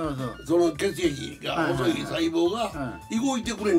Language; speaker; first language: Japanese; native; Japanese